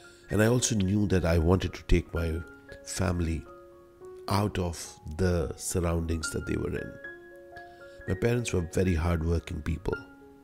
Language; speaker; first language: English; non-native, local second language; Hindi